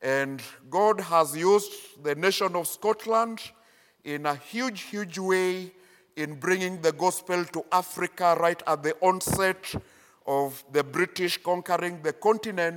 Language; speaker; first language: English; non-native, local second language; Luyia